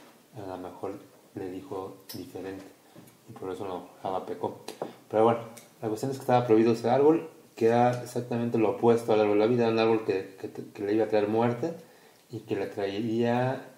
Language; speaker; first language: Spanish; native; Spanish